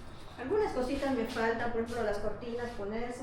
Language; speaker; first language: Spanish; native; Spanish